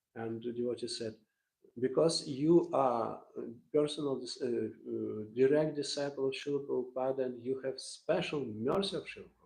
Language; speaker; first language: English; non-native, learner; Russian